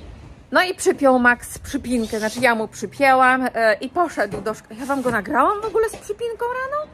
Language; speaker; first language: Polish; native; Polish